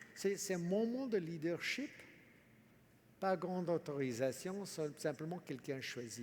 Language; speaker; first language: French; non-native, fluent; English